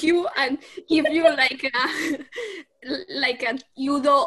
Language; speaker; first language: English; non-native, learner; Spanish